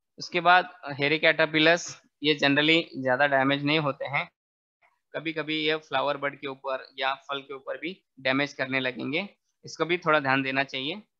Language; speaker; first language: Hindi; non-native, local second language; Marathi